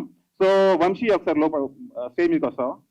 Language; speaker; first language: Telugu; native; Telugu